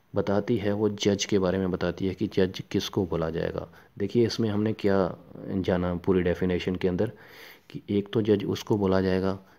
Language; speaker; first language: Hindi; non-native, local second language; Punjabi